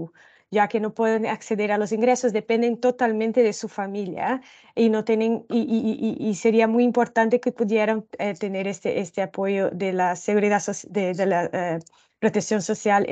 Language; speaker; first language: Spanish; non-native, fluent; Portuguese